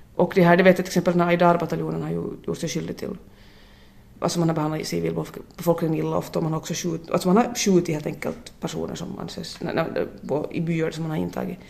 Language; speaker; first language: Swedish; native; Swedish